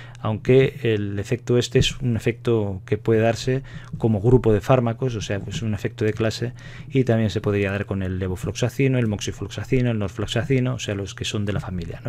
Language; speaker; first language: Spanish; native; Spanish